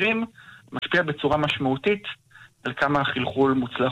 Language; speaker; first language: Hebrew; native; Hebrew